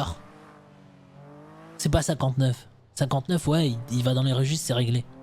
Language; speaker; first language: French; native; French